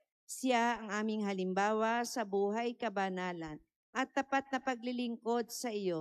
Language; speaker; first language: Filipino; native; Filipino